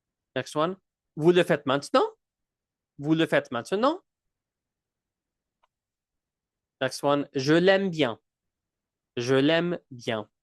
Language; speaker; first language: French; non-native, local second language; English